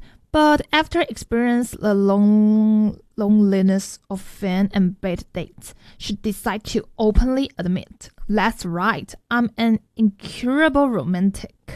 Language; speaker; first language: English; non-native, fluent; Chinese